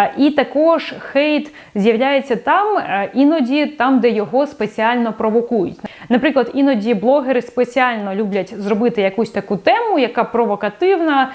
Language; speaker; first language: Ukrainian; non-native, local second language; Russian